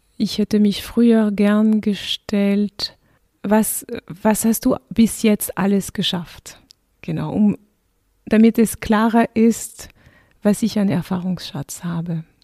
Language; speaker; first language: German; non-native, fluent; French